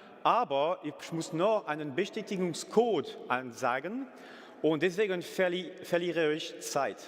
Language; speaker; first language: German; non-native, fluent; French